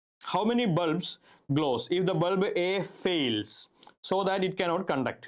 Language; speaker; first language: English; non-native, local second language; Malayalam